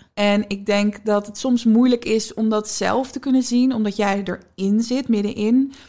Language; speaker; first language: Dutch; native; Dutch